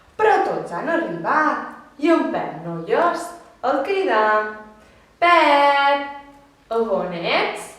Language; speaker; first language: Catalan; native; Catalan